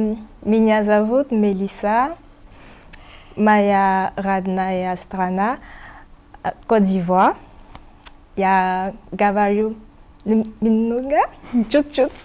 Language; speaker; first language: Russian; non-native, learner; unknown